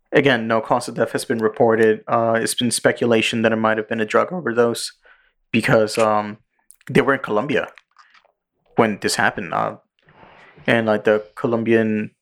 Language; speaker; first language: English; early bilingual, other home language; Spanish